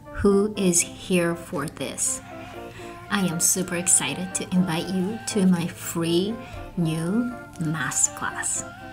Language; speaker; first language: English; non-native, fluent; Japanese